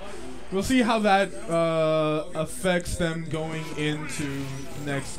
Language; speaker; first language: English; native; English